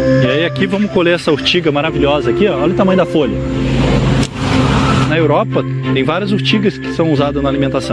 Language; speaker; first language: Portuguese; native; Portuguese